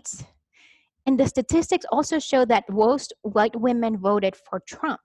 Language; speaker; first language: English; non-native, fluent; Spanish